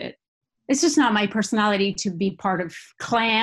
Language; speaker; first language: English; non-native, fluent; Spanish